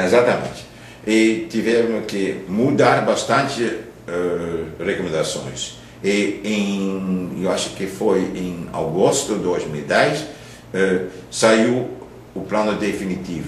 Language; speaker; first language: Portuguese; non-native, fluent; Dutch